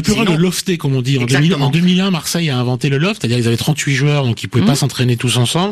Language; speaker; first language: French; native; French